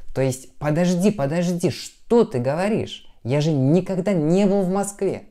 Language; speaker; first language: Russian; non-native, fluent; Polish